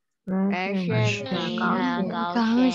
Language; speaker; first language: Chinese; non-native, learner; Burmese